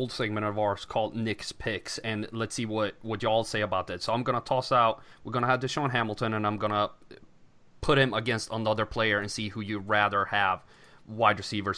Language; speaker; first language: English; non-native, fluent; Swedish